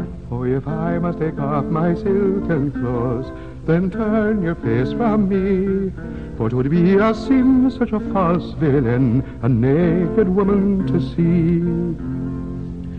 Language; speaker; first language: English; native; English